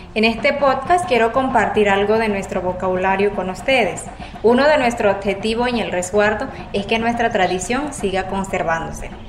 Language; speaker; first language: Spanish; non-native, local second language; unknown